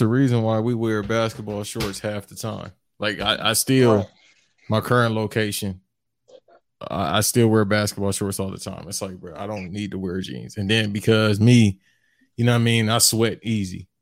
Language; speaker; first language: English; native; English